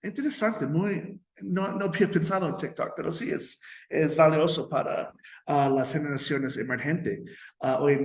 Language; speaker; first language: Spanish; non-native, fluent; English